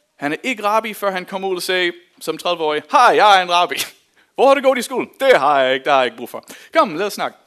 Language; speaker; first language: Danish; non-native, fluent; English